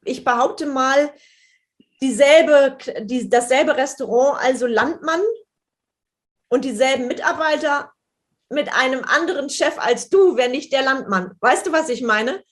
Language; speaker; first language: German; native; German